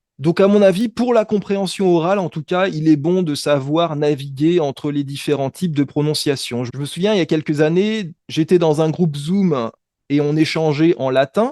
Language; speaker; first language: French; native; French